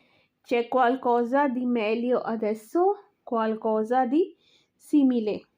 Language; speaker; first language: Italian; non-native, learner; Urdu